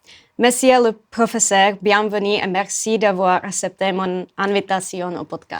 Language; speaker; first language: French; non-native, fluent; Czech